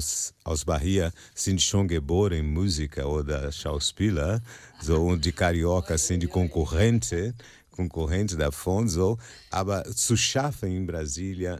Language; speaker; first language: German; non-native, learner; Portuguese